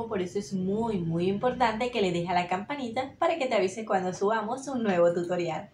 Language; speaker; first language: Spanish; native; Spanish